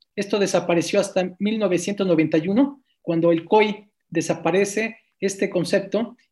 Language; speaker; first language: Spanish; native; Spanish